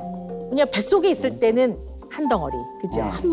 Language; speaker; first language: Korean; native; Korean